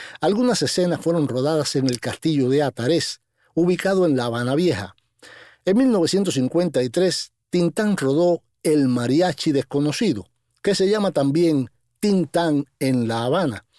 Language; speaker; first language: Spanish; native; Spanish